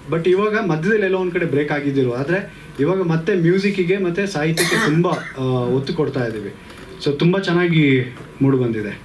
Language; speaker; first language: Kannada; native; Kannada